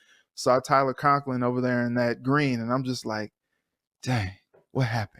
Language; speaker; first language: English; native; English